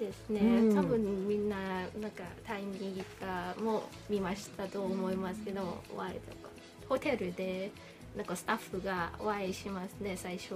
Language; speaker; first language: Japanese; non-native, learner; Thai